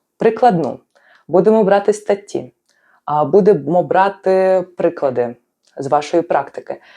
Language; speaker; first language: Ukrainian; native; Ukrainian